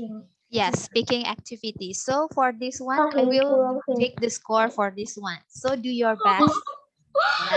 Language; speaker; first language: English; non-native, fluent; Indonesian